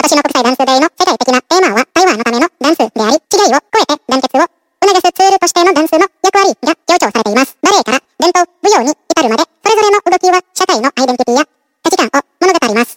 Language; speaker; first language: Japanese; non-native, fluent; Indonesian